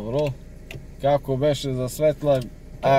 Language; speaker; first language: Serbian; native; Serbian